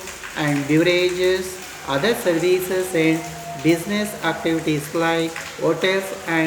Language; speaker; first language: English; non-native, local second language; Kannada